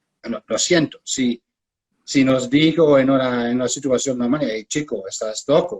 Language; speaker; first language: Spanish; non-native, fluent; German